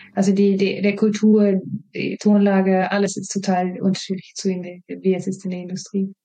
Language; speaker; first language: German; non-native, fluent; Swedish